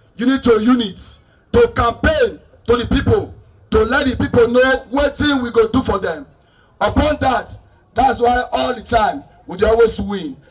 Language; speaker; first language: Nigerian Pidgin; non-native, local second language; Esan